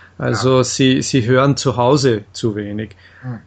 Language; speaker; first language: German; native; German